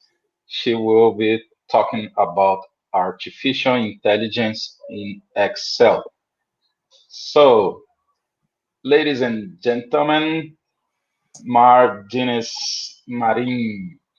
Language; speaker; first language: English; non-native, fluent; Portuguese